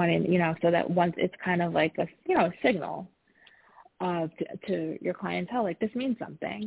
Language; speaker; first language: English; native; English